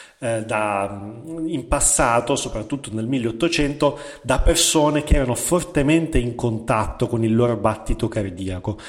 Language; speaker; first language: Italian; native; Italian